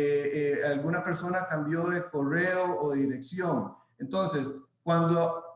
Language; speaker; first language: Spanish; native; Spanish